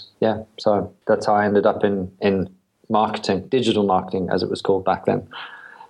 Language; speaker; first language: English; native; English